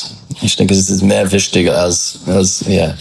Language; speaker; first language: German; non-native, fluent; English